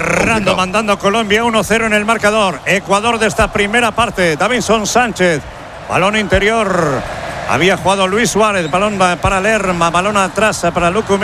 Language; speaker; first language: Spanish; native; Spanish